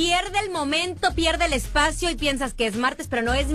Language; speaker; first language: Spanish; native; Spanish